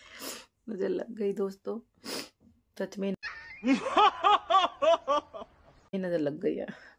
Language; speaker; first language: Hindi; native; Hindi